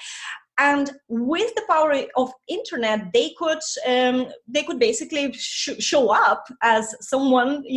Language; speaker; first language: English; non-native, fluent; Russian